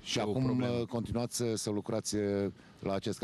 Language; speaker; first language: Romanian; native; Romanian